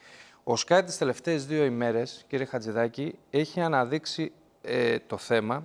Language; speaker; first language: Greek; native; Greek